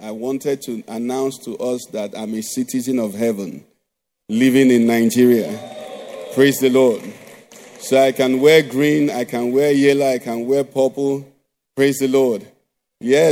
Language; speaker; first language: English; non-native, local second language; Igbo